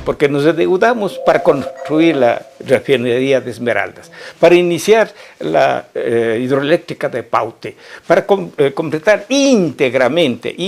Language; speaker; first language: Spanish; native; Spanish